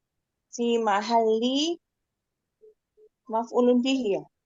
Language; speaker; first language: Arabic; non-native, learner; Indonesian